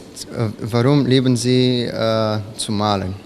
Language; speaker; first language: German; non-native, learner; Bulgarian